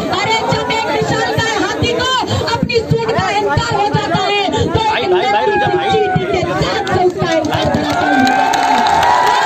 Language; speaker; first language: Hindi; native; Hindi